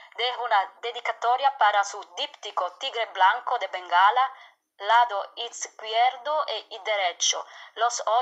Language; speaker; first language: Spanish; non-native, learner; Italian